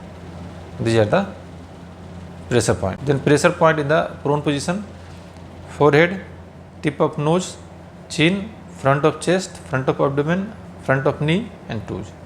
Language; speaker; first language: English; non-native, local second language; Hindi